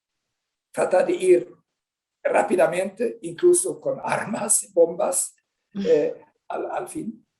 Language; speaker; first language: Spanish; non-native, fluent; Swedish